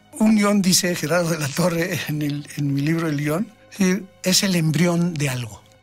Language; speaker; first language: Spanish; native; Spanish